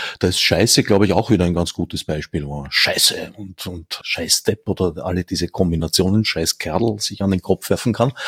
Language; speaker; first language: German; native; German